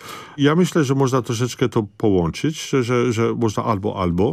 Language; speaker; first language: Polish; early bilingual, other home language; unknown